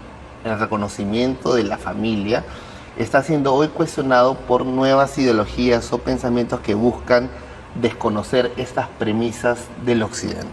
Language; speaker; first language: Spanish; native; Spanish